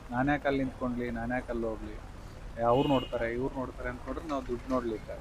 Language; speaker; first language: Kannada; native; Kannada